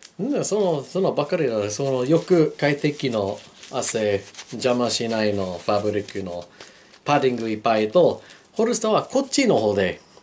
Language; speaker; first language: Japanese; non-native, learner; English